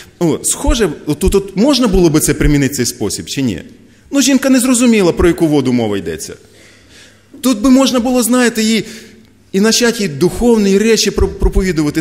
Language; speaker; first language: Ukrainian; non-native, local second language; Russian